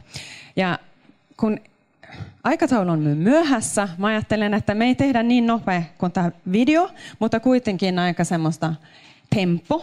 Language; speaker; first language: Finnish; non-native, local second language; Swedish